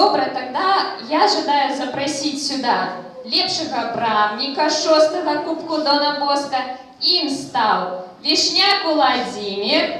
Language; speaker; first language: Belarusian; non-native, local second language; Russian